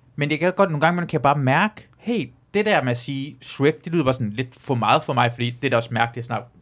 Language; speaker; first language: Danish; early bilingual, other home language; Persian